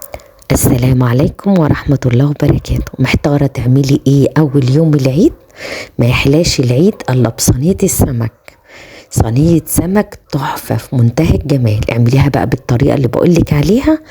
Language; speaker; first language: Arabic; native; Arabic